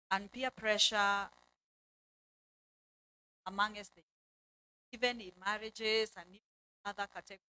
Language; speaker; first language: English; non-native, local second language; Swahili